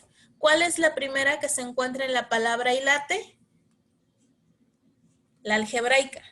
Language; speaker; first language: Spanish; native; Spanish